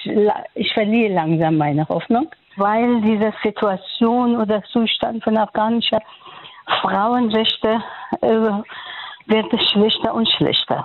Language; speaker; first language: German; non-native, fluent; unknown